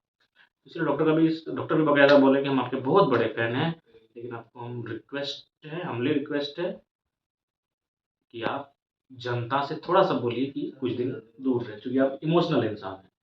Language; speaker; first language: Hindi; non-native, local second language; Magahi